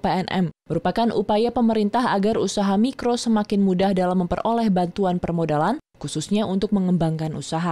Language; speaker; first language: Indonesian; native; Indonesian